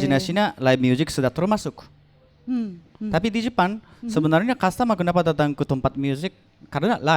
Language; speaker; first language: Indonesian; non-native, learner; Japanese